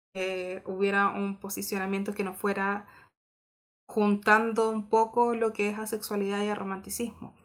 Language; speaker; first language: Spanish; native; Spanish